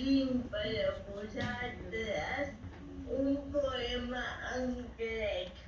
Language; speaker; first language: Catalan; non-native, fluent; Greek